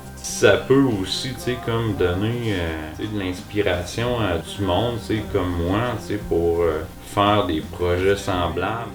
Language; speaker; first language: French; native; French